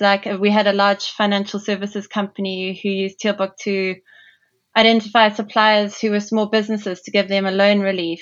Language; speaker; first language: English; native; English